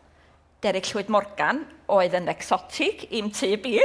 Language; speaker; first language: Welsh; native; Welsh